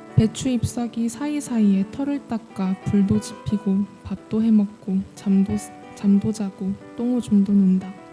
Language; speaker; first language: Korean; native; Korean